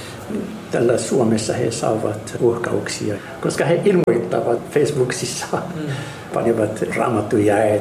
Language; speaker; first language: Finnish; non-native, learner; Arabic